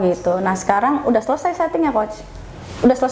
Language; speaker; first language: Indonesian; native; Indonesian